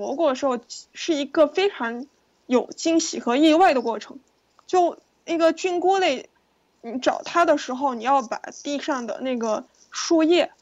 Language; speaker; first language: Chinese; native; Chinese